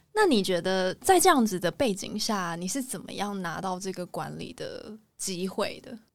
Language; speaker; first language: Chinese; native; Chinese